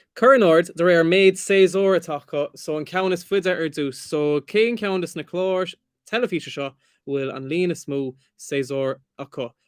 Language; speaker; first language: Irish; non-native, local second language; English